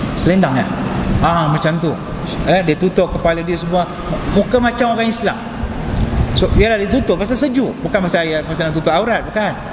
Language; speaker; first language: Malay; non-native, local second language; Tamil